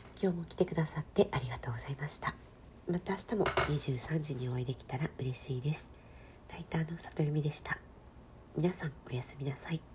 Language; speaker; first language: Japanese; native; Japanese